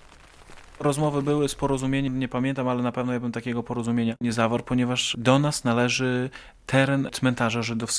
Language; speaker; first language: Polish; native; Polish